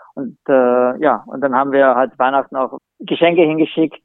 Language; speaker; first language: German; native; German